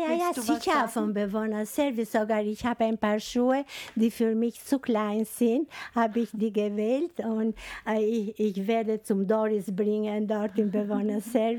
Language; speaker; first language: German; non-native, fluent; Albanian